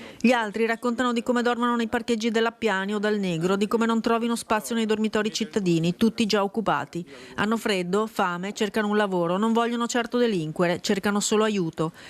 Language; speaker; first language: Italian; native; Italian